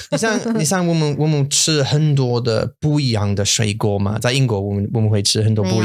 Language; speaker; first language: Chinese; non-native, learner; English